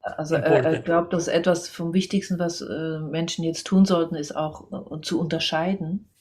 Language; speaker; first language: German; non-native, fluent; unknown